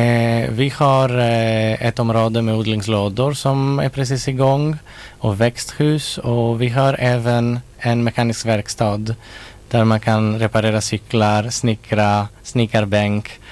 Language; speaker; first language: Swedish; non-native, local second language; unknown